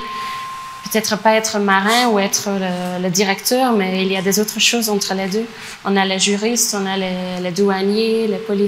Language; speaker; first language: French; non-native, fluent; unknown